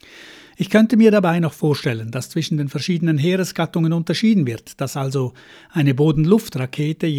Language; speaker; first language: German; native; German